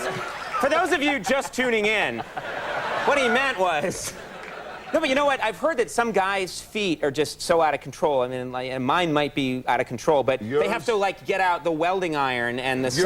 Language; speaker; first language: English; native; English